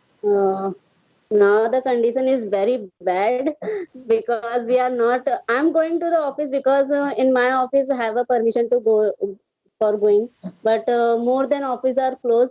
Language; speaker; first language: English; non-native, learner; Hindi